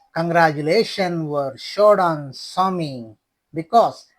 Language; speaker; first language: English; non-native, local second language; Kannada